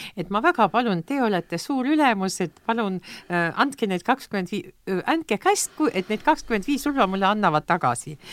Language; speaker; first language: Estonian; non-native, local second language; Russian